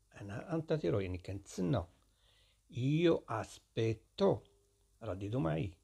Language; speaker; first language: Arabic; native; Arabic